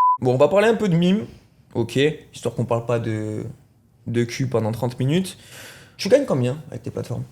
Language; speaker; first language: French; native; French